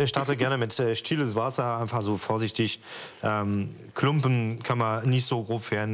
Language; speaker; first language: German; non-native, fluent; French